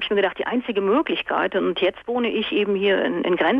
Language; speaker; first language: German; native; German